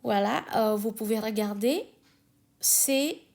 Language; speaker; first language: French; non-native, learner; Indonesian